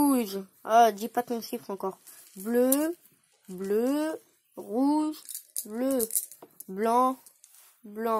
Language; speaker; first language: French; native; French